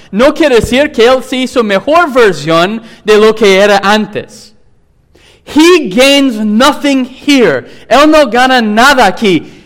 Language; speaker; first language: Spanish; non-native, fluent; English